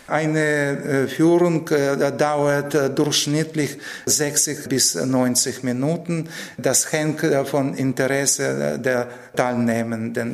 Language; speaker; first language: German; non-native, fluent; Russian